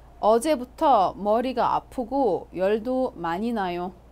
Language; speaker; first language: Korean; non-native, fluent; Arabic